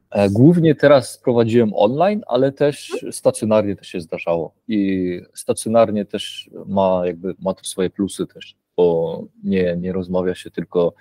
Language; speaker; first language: Polish; early bilingual, heritage; Polish